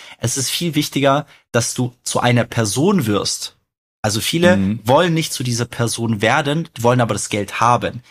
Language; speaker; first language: German; early bilingual, other home language; Russian